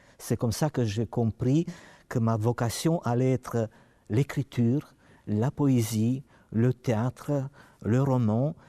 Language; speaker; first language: French; non-native, fluent; Romanian